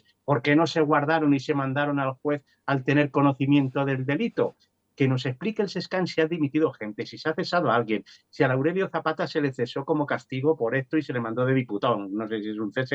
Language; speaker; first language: Spanish; native; Spanish